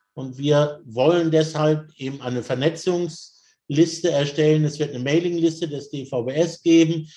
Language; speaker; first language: German; native; German